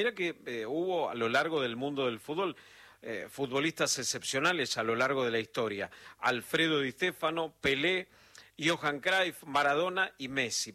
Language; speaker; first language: Spanish; native; Spanish